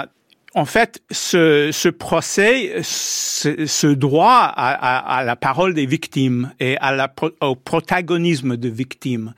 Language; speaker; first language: French; non-native, fluent; English